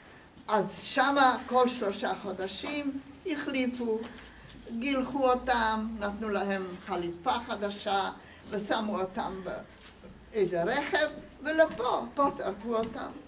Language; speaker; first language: Hebrew; non-native, fluent; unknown